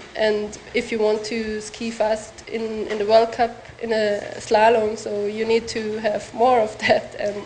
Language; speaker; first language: English; non-native, learner; German